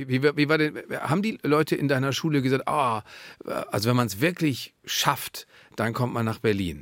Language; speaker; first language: German; native; German